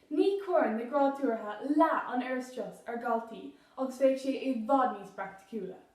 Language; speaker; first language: Irish; non-native, local second language; English